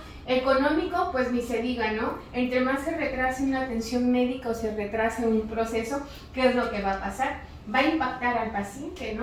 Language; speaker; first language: Spanish; native; Spanish